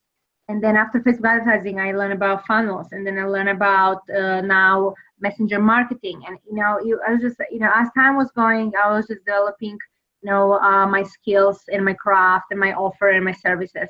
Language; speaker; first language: English; non-native, fluent; Serbian